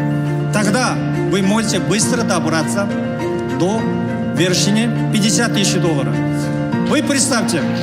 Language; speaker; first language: Russian; non-native, learner; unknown